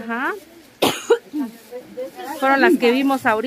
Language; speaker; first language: Spanish; native; Spanish